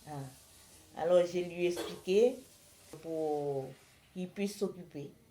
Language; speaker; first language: French; non-native, learner; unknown